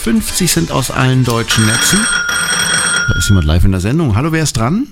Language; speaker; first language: German; native; German